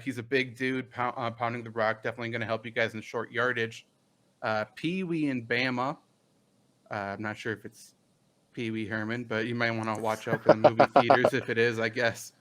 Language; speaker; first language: English; native; English